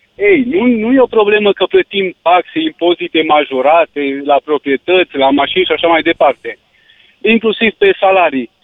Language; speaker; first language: Romanian; native; Romanian